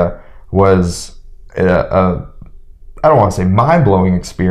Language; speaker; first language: English; native; English